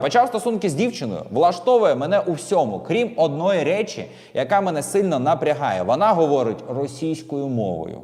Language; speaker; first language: Ukrainian; non-native, local second language; Russian